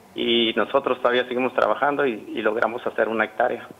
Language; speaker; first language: Spanish; native; Spanish